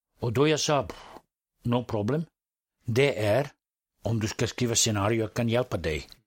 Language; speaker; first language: Swedish; non-native, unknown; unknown